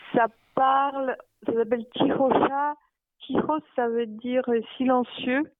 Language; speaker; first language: French; non-native, fluent; Polish